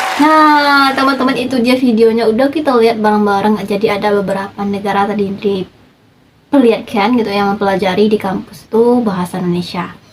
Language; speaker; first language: Indonesian; native; Indonesian